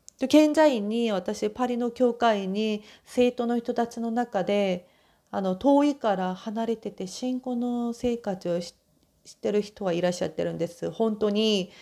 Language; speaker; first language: Japanese; non-native, fluent; Korean